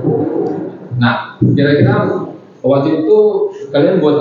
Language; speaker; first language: Indonesian; non-native, local second language; Javanese